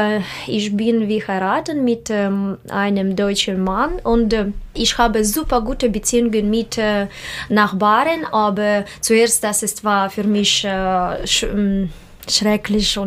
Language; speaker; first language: German; non-native, learner; Russian